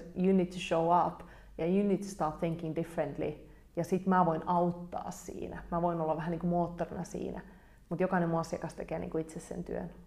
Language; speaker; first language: Finnish; native; Finnish